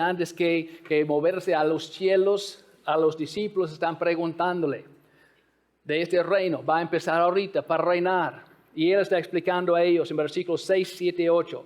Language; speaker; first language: Spanish; non-native, fluent; English